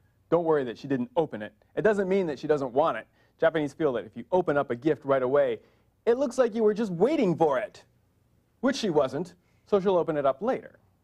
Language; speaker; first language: English; native; English